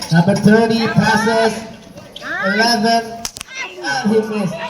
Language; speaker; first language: English; non-native, local second language; Indonesian